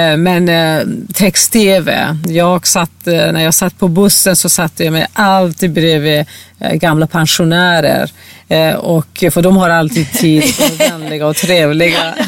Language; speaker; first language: Swedish; non-native, fluent; Persian